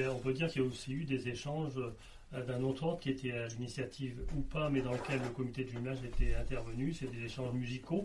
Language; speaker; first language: French; native; French